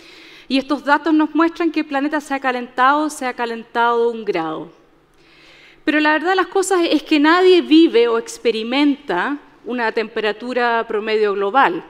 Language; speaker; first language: Spanish; native; Spanish